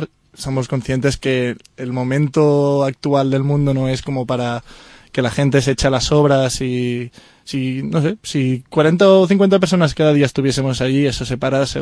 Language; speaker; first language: Spanish; native; Spanish